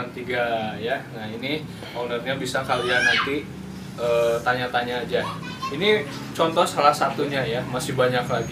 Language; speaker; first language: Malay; non-native, local second language; Sundanese